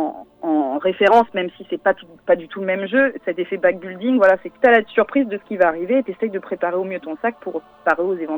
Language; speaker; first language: French; native; French